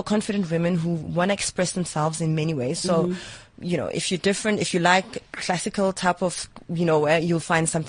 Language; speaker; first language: English; non-native, local second language; Zulu